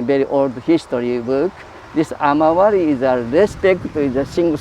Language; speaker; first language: English; non-native, learner; Japanese